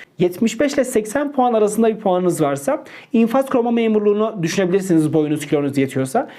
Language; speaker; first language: Turkish; native; Turkish